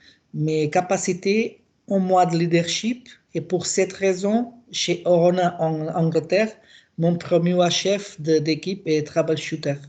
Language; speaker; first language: French; non-native, learner; Portuguese